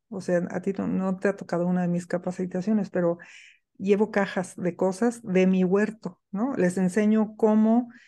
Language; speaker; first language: Spanish; native; Spanish